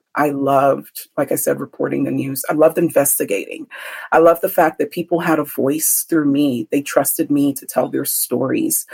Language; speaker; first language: English; early bilingual, other home language; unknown